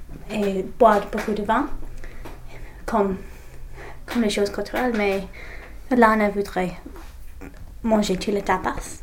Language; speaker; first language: French; non-native, learner; English